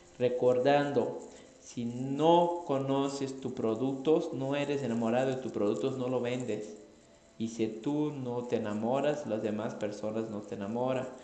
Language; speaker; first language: Spanish; non-native, fluent; Portuguese